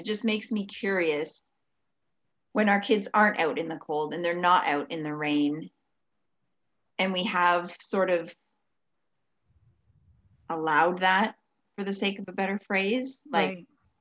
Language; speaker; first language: English; native; English